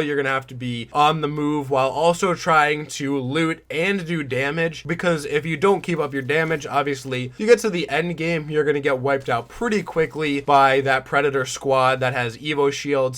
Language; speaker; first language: English; native; English